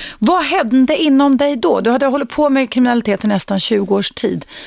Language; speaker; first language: Swedish; native; Swedish